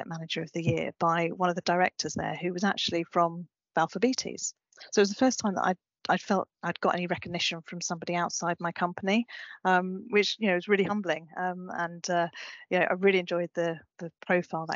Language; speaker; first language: English; native; English